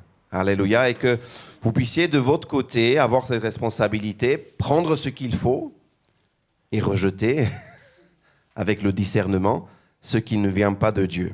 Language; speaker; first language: French; native; French